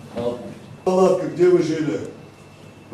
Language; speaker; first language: Russian; non-native, fluent; Azerbaijani